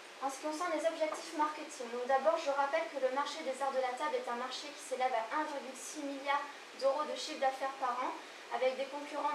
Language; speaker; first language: French; native; French